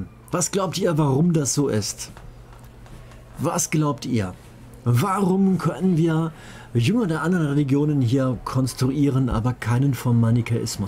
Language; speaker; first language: German; native; German